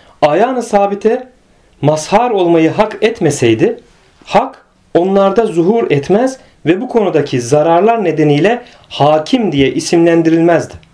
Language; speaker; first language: Turkish; native; Turkish